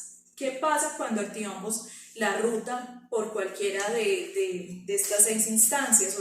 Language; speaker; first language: Spanish; native; Spanish